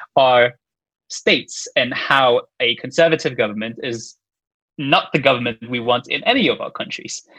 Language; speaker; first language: English; non-native, fluent; Luxembourgish